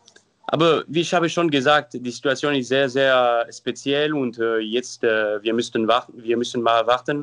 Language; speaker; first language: German; non-native, local second language; French